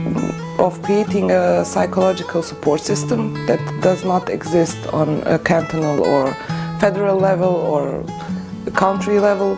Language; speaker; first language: English; non-native, fluent; Bosnian